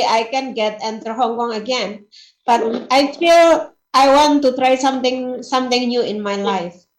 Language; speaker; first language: English; non-native, learner; Indonesian